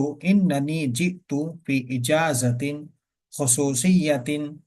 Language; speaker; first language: Arabic; non-native, fluent; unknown